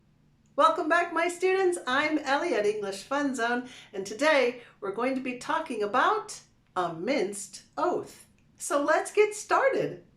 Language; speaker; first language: English; native; English